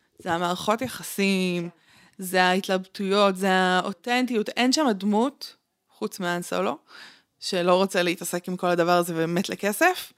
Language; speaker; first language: Hebrew; early bilingual, other home language; Russian